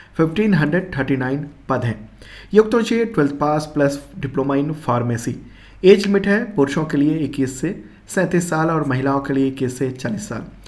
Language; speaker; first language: Hindi; native; Hindi